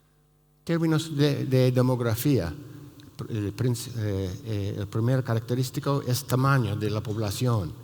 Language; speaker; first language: Spanish; non-native, fluent; English